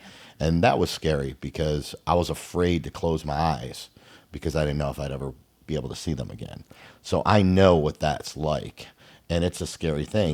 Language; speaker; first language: English; native; English